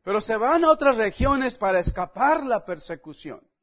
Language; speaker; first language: Spanish; non-native, fluent; English